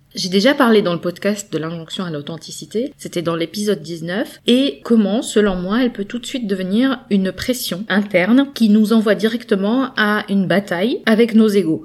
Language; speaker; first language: French; native; French